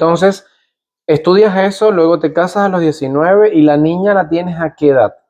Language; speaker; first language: Spanish; native; Spanish